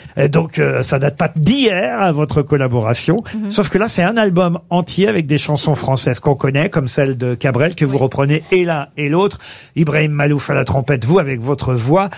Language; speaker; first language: French; native; French